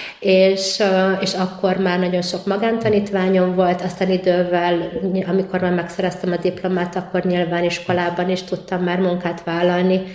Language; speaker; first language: Hungarian; native; Hungarian